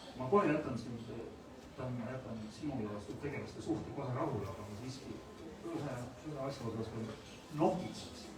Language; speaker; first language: Estonian; native; Estonian